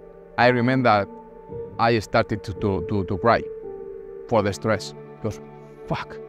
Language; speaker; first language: English; non-native, learner; Spanish